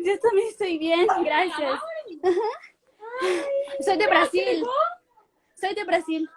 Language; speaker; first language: Spanish; non-native, fluent; Portuguese